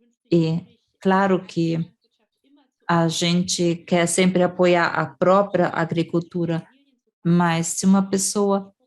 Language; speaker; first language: Portuguese; non-native, fluent; German